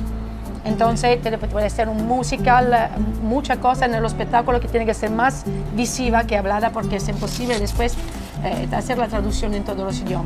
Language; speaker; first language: Spanish; non-native, fluent; Italian